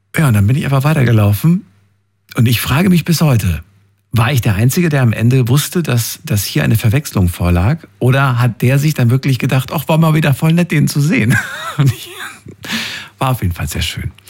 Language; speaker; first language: German; native; German